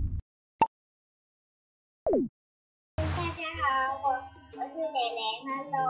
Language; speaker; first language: Chinese; early bilingual, heritage; Chinese